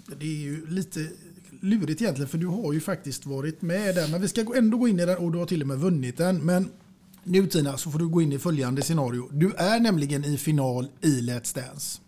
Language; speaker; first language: Swedish; native; Swedish